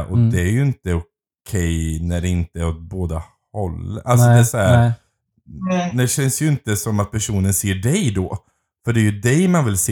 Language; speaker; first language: Swedish; native; Swedish